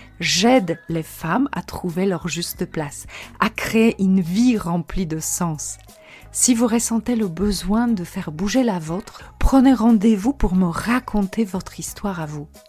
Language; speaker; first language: French; non-native, fluent; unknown